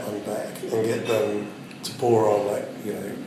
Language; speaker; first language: English; native; English